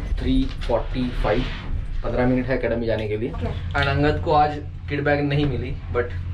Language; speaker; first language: Hindi; non-native, local second language; Marathi